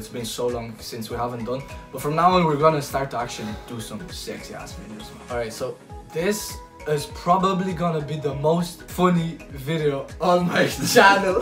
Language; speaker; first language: English; non-native, fluent; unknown